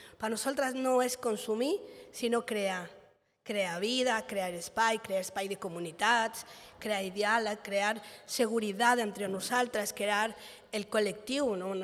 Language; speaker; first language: Catalan; non-native, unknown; Spanish